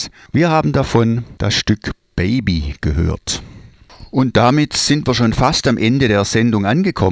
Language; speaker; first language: German; native; German